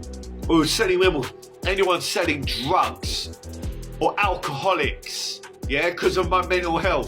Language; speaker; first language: English; native; English